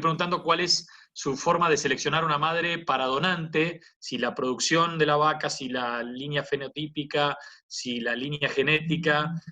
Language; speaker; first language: Spanish; native; Spanish